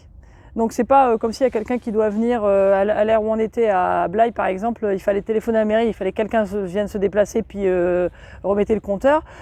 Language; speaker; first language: French; native; French